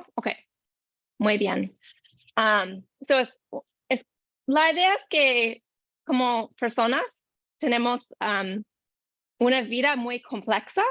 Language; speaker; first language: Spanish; non-native, learner; English